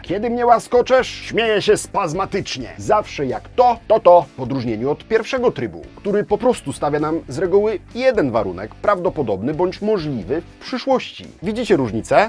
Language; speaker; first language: Polish; native; Polish